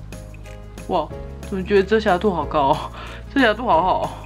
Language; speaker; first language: Chinese; native; Chinese